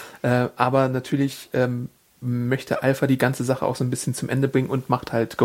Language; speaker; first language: German; native; German